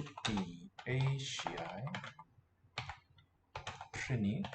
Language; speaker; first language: Welsh; non-native, learner; English